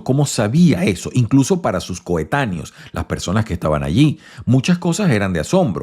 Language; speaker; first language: Spanish; native; Spanish